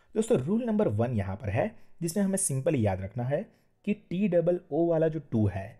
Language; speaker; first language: Hindi; non-native, local second language; Gujarati